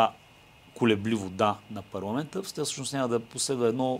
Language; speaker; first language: Bulgarian; native; Bulgarian